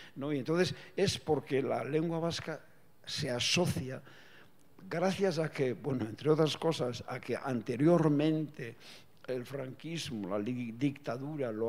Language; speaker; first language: Spanish; non-native, local second language; Basque